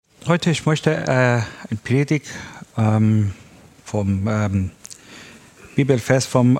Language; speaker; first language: German; non-native, learner; Persian